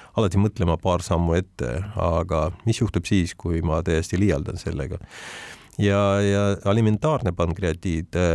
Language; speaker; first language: Estonian; non-native, local second language; Russian